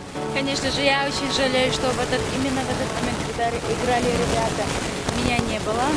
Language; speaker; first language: Russian; non-native, local second language; Tajik